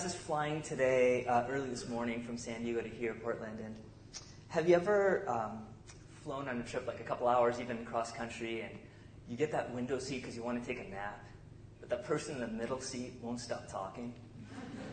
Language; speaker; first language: English; non-native, local second language; Tamil